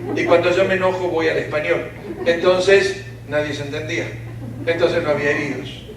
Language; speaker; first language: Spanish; early bilingual, other home language; Ukrainian